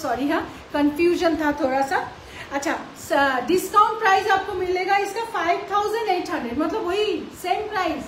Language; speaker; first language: Hindi; non-native, local second language; Bangla